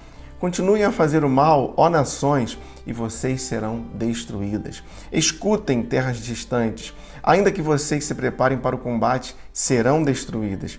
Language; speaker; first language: Portuguese; native; Portuguese